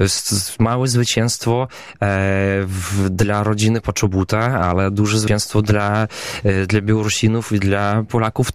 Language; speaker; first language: Polish; non-native, local second language; Belarusian